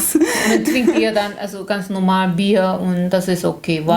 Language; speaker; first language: German; non-native, learner; Korean